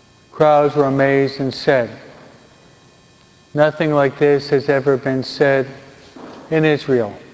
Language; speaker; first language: English; native; English